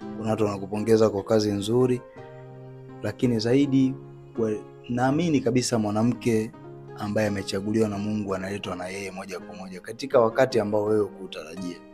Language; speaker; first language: Swahili; native; Swahili